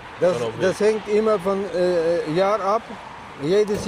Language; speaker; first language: German; non-native, learner; Russian